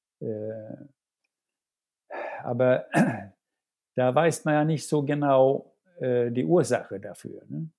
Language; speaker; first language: German; non-native, fluent; Swedish